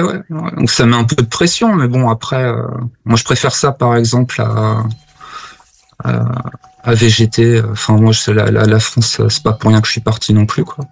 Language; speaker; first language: French; native; French